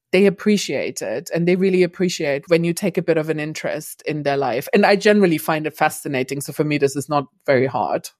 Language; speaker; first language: English; non-native, fluent; German